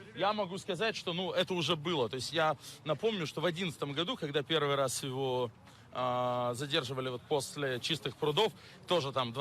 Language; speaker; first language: Russian; native; Russian